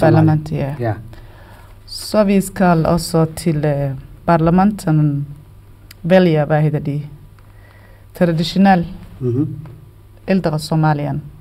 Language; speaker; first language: Danish; non-native, learner; Somali